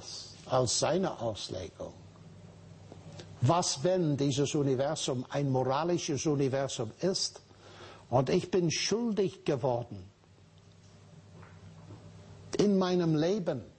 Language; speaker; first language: German; non-native, fluent; English